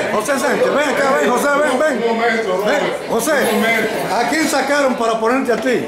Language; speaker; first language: Spanish; native; Spanish